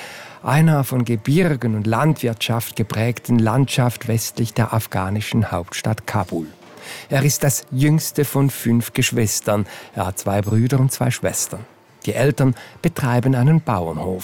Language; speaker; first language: German; native; German